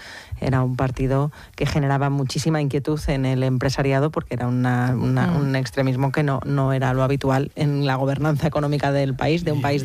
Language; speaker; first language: Spanish; native; Spanish